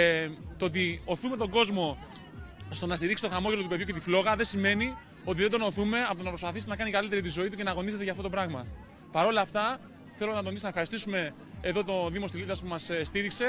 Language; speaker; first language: Greek; native; Greek